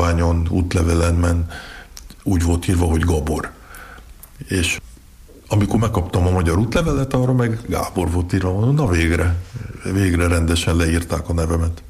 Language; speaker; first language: Hungarian; early bilingual, heritage; Hungarian